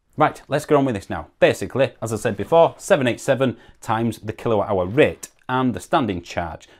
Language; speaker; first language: English; native; English